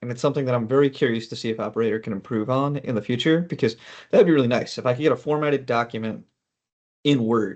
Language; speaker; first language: English; native; English